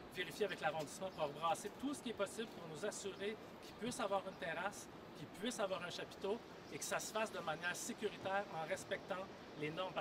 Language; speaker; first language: French; native; French